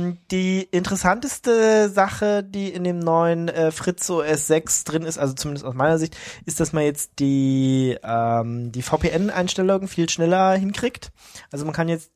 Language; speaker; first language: German; native; German